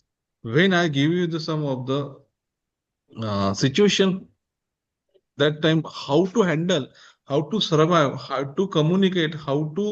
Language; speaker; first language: English; non-native, local second language; Marathi